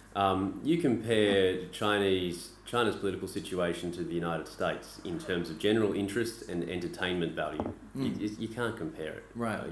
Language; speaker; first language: English; native; English